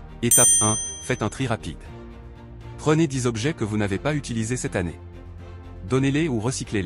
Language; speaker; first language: French; native; French